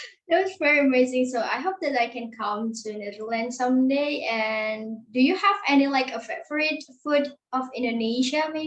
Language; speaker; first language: English; non-native, learner; Indonesian